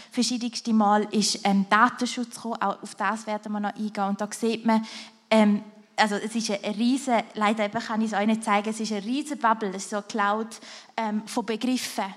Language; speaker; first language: German; native; German